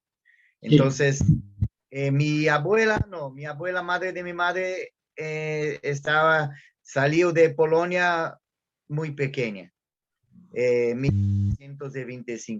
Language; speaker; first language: Spanish; non-native, fluent; Portuguese